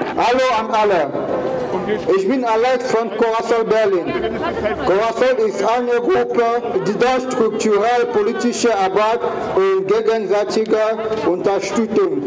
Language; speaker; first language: German; non-native, fluent; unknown